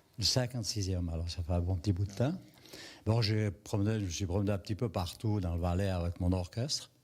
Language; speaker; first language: French; native; French